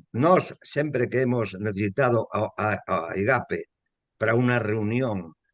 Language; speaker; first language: Spanish; native; Spanish